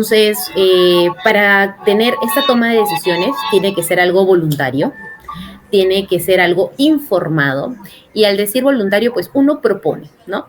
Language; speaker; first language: Spanish; native; Spanish